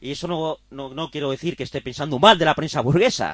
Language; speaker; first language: Spanish; native; Spanish